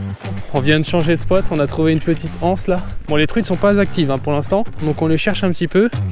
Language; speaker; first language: French; native; French